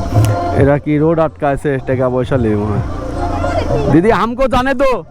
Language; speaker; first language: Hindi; non-native, learner; Bangla